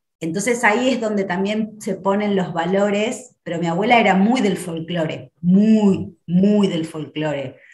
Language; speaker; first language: Spanish; native; Spanish